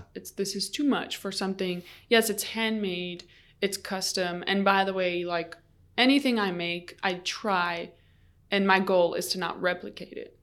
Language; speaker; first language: English; early bilingual, other home language; Arabic